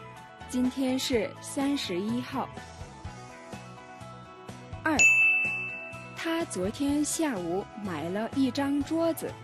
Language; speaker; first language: Chinese; non-native, fluent; Mongolian